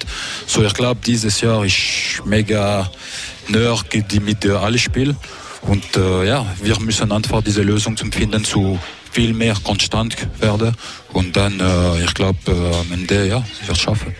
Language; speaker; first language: German; non-native, local second language; French